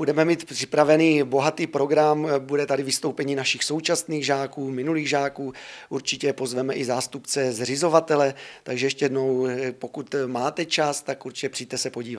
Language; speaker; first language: Czech; native; Czech